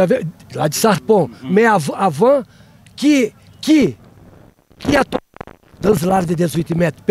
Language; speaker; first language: French; non-native, learner; Portuguese